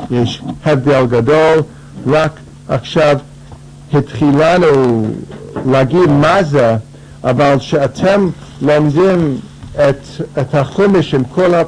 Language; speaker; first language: Hebrew; non-native, fluent; English